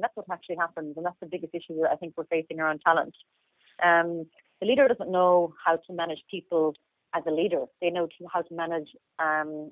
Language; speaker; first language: English; native; English